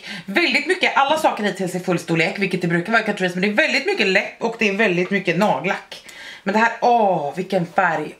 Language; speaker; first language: Swedish; native; Swedish